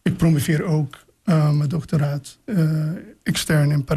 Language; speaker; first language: Dutch; non-native, fluent; English